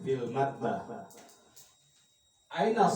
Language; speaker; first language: Arabic; non-native, fluent; Indonesian